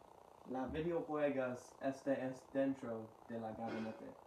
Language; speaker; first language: Spanish; non-native, learner; English